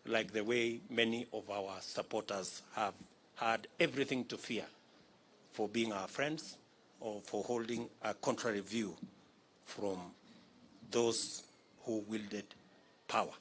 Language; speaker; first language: English; non-native, local second language; Kalenjin